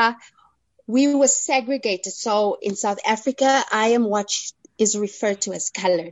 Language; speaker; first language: English; non-native, local second language; Afrikaans